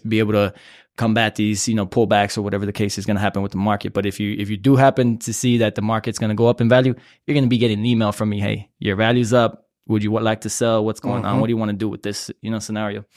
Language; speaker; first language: English; native; English